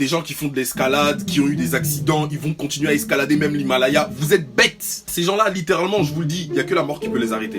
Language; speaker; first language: French; native; French